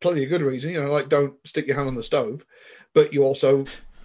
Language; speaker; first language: English; native; English